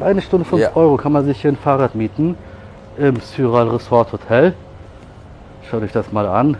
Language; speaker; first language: German; native; German